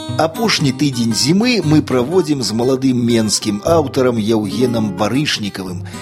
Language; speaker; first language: Belarusian; native; Belarusian